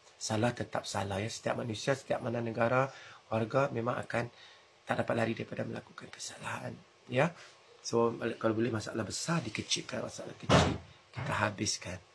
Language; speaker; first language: Malay; native; Malay